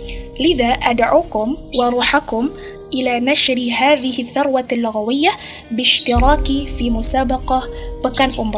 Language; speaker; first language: Arabic; non-native, fluent; Indonesian